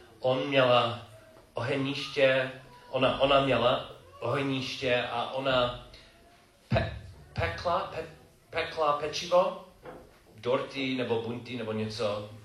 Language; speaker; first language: Czech; non-native, fluent; English